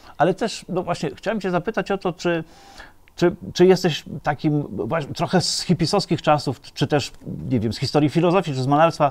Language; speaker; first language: Polish; native; Polish